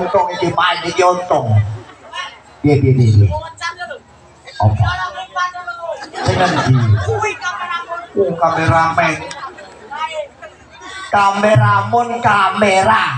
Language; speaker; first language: Indonesian; non-native, local second language; Javanese